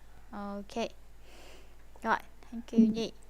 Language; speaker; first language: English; non-native, fluent; Vietnamese